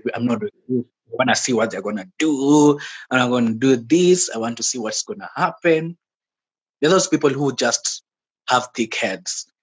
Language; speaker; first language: English; non-native, local second language; Swahili